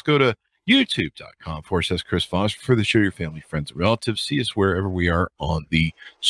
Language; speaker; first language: English; native; English